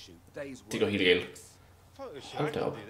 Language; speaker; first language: Danish; native; Danish